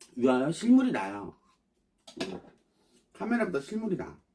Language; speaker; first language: Korean; native; Korean